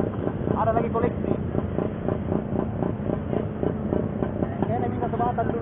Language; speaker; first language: Malay; native; Malay